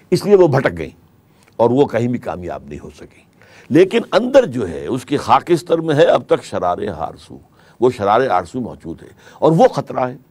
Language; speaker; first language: Urdu; native; Urdu